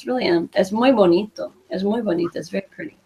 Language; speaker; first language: Spanish; non-native, fluent; English